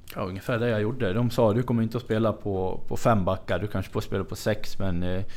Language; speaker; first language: Swedish; native; Swedish